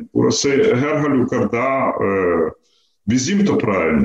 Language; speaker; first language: Turkish; non-native, fluent; Ukrainian